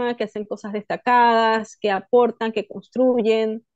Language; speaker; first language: Spanish; native; Spanish